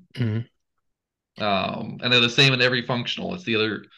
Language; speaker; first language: English; native; English